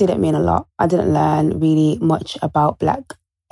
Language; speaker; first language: English; native; English